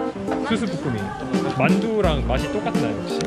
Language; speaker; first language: Korean; native; Korean